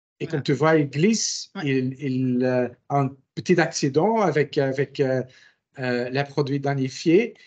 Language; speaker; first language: French; non-native, local second language; Dutch